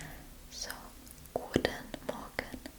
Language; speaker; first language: German; non-native, fluent; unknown